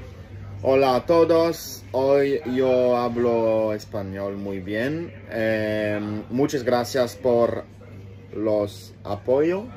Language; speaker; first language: Spanish; non-native, learner; French